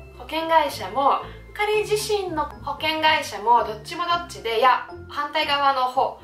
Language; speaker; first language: Japanese; non-native, fluent; Russian